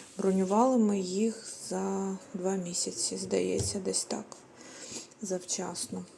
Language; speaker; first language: Ukrainian; native; Ukrainian